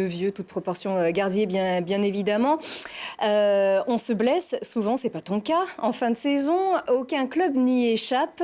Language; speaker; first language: French; native; French